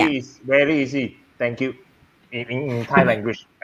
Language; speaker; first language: English; non-native, learner; Cantonese